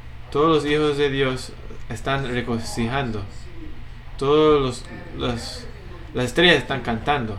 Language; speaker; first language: Spanish; non-native, fluent; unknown